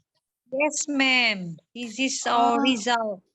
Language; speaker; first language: English; non-native, learner; Indonesian